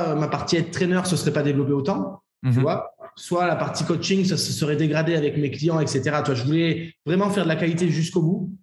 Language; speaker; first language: French; native; French